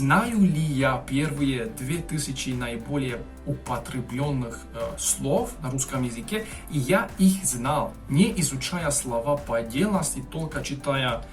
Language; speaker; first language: Russian; non-native, fluent; Hungarian